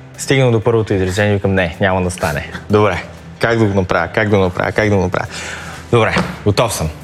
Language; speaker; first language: Bulgarian; early bilingual, other home language; Chinese